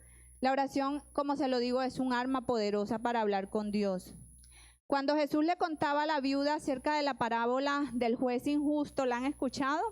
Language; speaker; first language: Spanish; native; Spanish